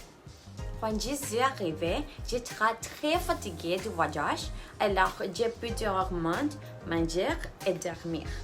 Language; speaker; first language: French; non-native, learner; Spanish